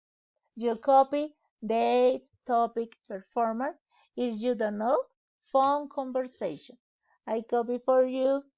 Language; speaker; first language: English; non-native, learner; Spanish